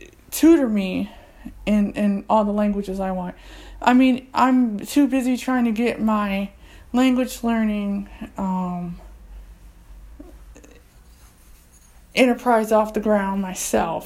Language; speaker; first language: English; native; English